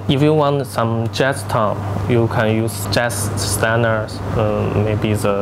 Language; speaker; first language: English; non-native, learner; Chinese